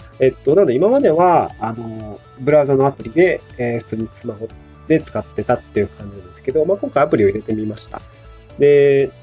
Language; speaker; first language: Japanese; native; Japanese